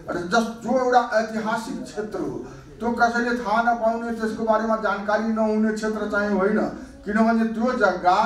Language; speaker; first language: Nepali; non-native, local second language; Maithili